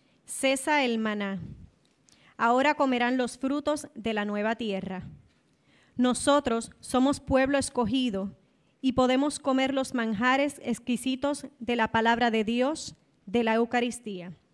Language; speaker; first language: Spanish; native; Spanish